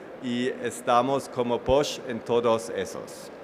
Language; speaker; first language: Spanish; non-native, fluent; German